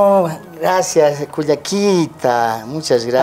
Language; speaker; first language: Spanish; native; Spanish